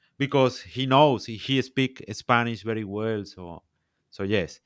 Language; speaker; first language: English; non-native, learner; Spanish